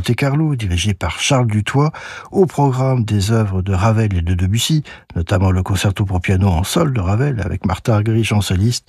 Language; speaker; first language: French; native; French